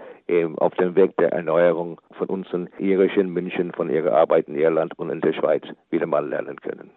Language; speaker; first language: German; non-native, fluent; English